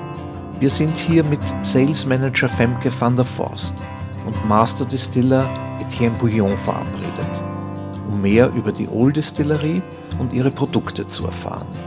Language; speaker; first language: German; native; German